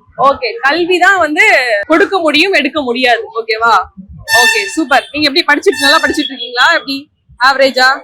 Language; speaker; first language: Tamil; native; Tamil